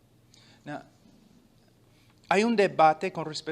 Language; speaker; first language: Spanish; non-native, fluent; English